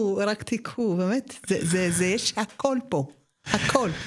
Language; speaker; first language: Hebrew; non-native, fluent; Amharic